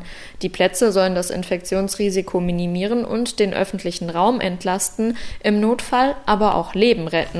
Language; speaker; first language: German; native; German